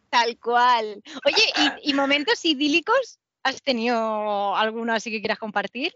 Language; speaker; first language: Spanish; native; Spanish